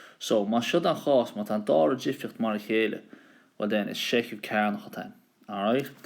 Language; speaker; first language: Irish; native; Irish